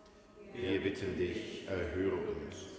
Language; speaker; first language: German; native; German